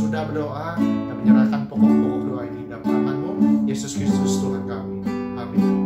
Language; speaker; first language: Indonesian; native; Indonesian